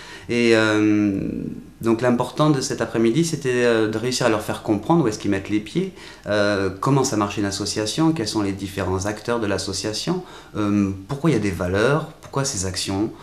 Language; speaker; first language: French; native; French